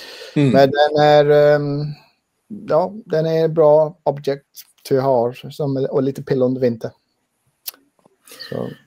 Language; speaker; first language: Swedish; non-native, fluent; English